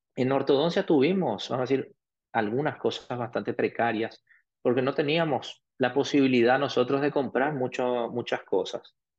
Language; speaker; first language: Spanish; early bilingual, other home language; Arabic